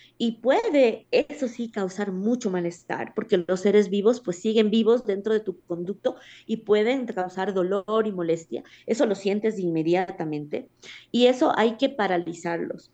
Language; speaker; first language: Spanish; native; Spanish